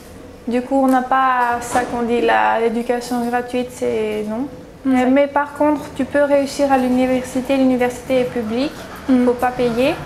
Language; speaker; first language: French; early bilingual, heritage; French